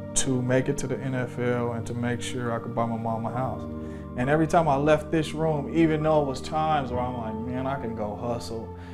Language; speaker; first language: English; native; English